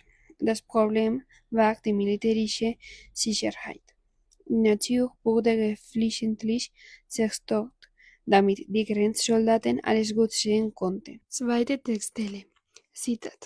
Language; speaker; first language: German; non-native, learner; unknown